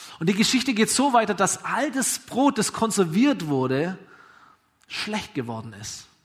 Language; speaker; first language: German; native; German